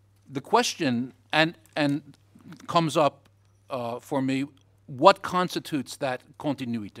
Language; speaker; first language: English; native; English